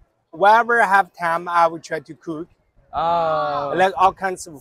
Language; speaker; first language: English; non-native, learner; Chinese